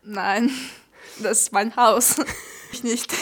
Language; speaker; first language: German; non-native, learner; Ukrainian